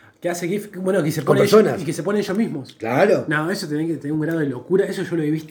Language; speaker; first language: Spanish; native; Spanish